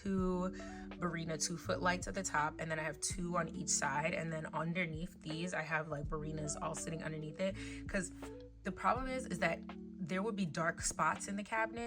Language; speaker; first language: English; native; English